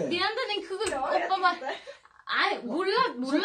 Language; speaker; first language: Korean; non-native, learner; Swedish